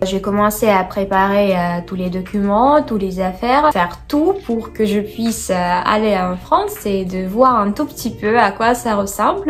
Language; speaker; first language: French; non-native, fluent; Russian